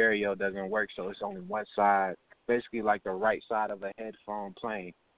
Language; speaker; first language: English; native; English